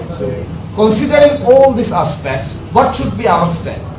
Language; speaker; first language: English; non-native, local second language; Bangla